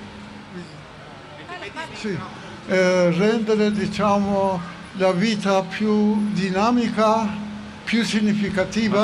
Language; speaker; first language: Italian; non-native, fluent; Persian